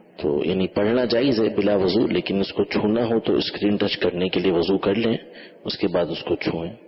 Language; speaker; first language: Urdu; native; Urdu